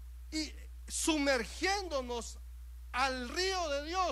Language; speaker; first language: Spanish; native; Spanish